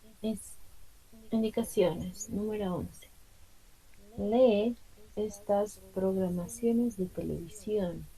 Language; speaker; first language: Spanish; non-native, fluent; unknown